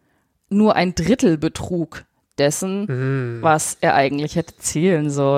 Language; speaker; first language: German; native; German